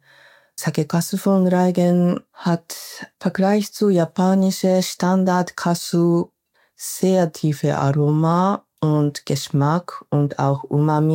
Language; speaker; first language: German; non-native, fluent; Japanese